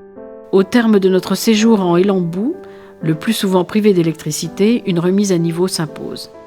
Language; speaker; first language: French; native; French